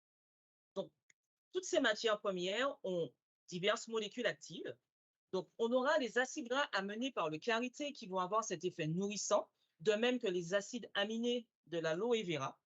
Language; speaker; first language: French; native; French